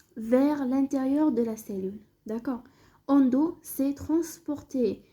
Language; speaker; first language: French; non-native, local second language; Arabic